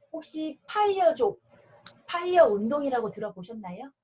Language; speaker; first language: Korean; native; Korean